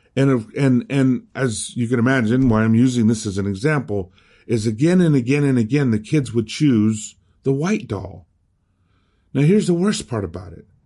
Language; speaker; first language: English; early bilingual, other home language; Spanish